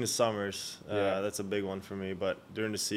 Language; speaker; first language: English; non-native, fluent; Swedish